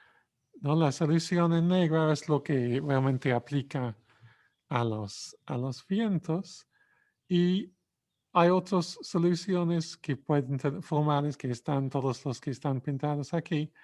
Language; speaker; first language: Spanish; non-native, fluent; English